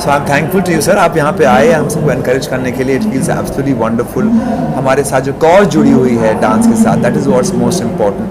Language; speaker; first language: Hindi; native; Hindi